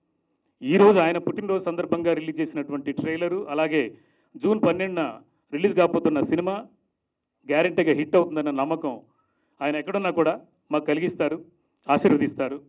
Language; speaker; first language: Telugu; native; Telugu